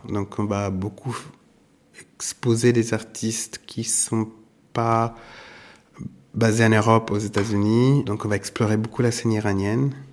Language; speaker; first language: French; non-native, fluent; Italian